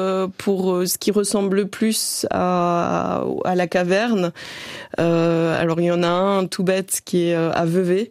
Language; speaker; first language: French; native; French